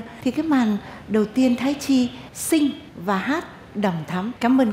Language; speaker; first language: Vietnamese; native; Vietnamese